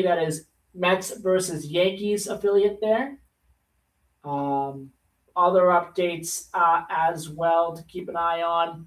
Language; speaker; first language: English; native; English